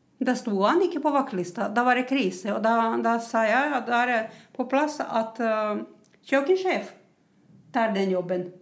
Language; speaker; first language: Norwegian; non-native, fluent; Croatian